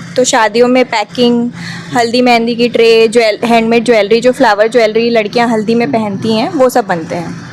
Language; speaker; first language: Hindi; native; Hindi